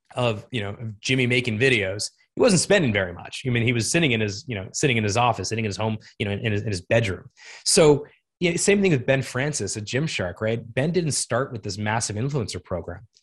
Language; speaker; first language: English; native; English